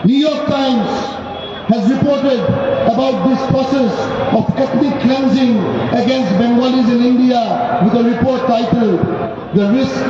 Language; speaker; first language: English; non-native, local second language; Bangla